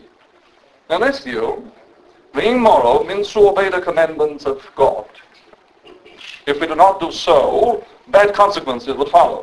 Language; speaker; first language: English; non-native, fluent; Romanian